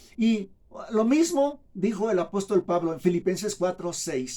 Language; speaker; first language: Spanish; native; Spanish